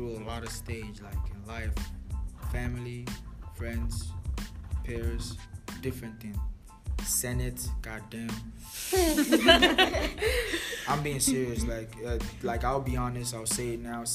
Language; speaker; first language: English; non-native, local second language; Igbo